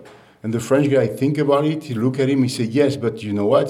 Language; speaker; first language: English; non-native, fluent; French